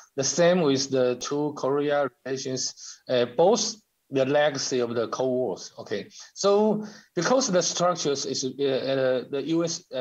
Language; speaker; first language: English; non-native, learner; Chinese